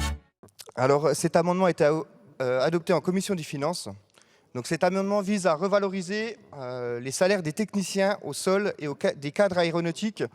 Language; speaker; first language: French; native; French